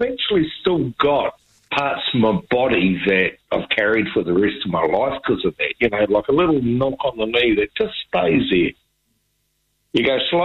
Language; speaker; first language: English; native; English